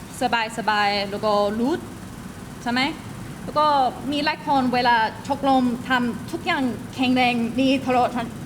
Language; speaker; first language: Thai; non-native, learner; English